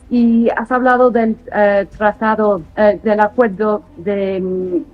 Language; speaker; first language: Spanish; non-native, fluent; English